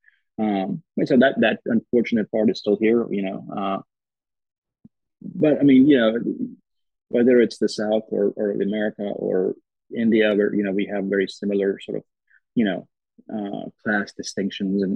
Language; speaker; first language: English; non-native, local second language; Gujarati